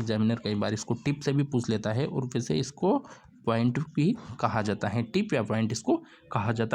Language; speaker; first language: Hindi; native; Hindi